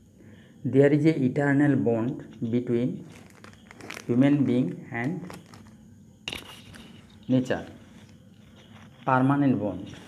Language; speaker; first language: English; non-native, local second language; Bangla